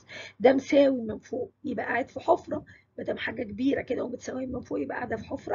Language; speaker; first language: Arabic; native; Arabic